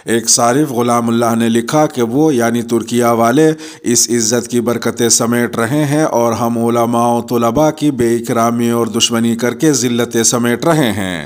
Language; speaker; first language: Urdu; native; Urdu